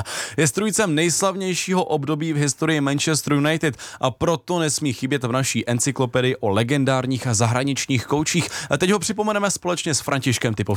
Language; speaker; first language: Czech; native; Czech